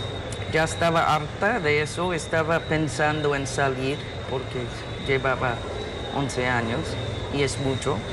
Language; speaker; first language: Spanish; non-native, fluent; English